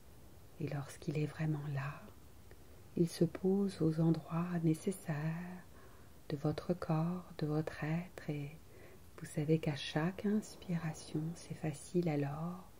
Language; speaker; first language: French; native; French